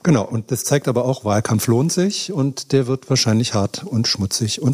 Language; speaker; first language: German; native; German